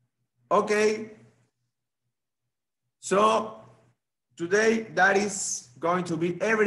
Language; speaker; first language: English; non-native, fluent; Spanish